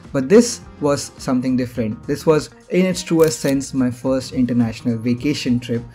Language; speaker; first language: English; non-native, local second language; Hindi